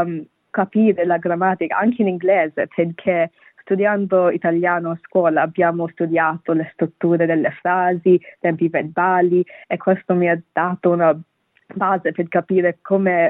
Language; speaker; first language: Italian; non-native, fluent; Bangla